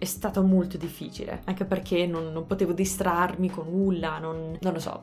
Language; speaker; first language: Italian; non-native, fluent; English